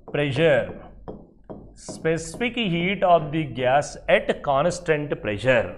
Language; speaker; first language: English; non-native, local second language; Telugu